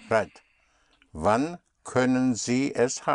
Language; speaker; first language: German; non-native, fluent; English